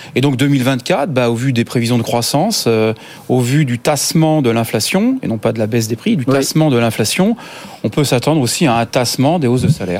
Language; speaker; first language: French; native; French